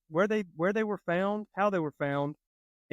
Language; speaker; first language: English; native; English